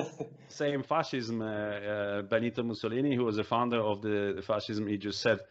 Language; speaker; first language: English; non-native, fluent; Polish